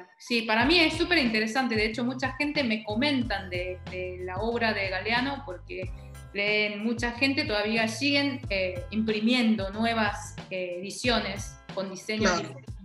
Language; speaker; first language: Spanish; non-native, fluent; Korean